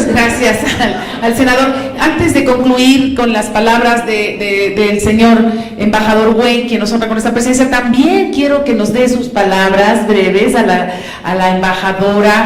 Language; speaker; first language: Spanish; native; Spanish